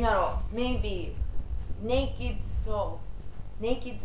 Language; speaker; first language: English; non-native, learner; Japanese